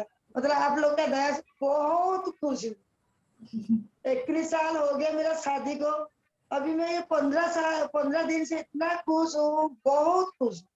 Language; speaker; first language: Hindi; non-native, local second language; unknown